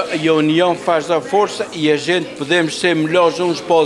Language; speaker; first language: Portuguese; native; Portuguese